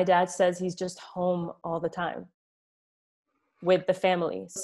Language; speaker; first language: English; early bilingual, other home language; Arabic